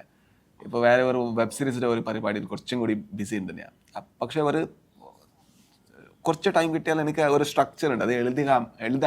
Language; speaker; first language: Malayalam; non-native, learner; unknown